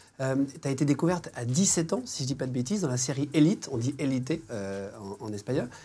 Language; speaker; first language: French; native; French